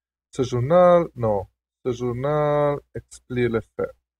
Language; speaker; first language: French; non-native, learner; Hungarian